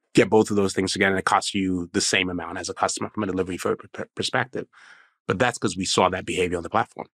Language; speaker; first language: English; non-native, local second language; Akan